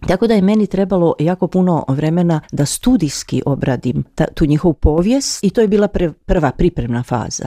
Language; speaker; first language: Croatian; native; Croatian